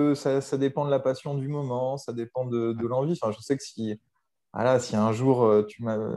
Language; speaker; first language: French; native; French